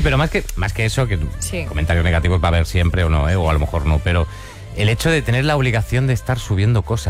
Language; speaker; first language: Spanish; native; Spanish